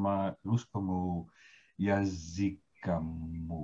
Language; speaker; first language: Russian; non-native, fluent; Dutch